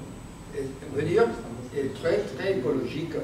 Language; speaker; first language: French; non-native, learner; Spanish